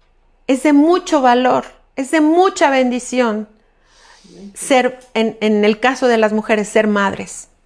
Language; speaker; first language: Spanish; native; Spanish